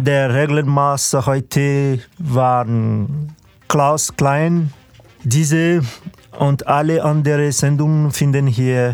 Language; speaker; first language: German; non-native, fluent; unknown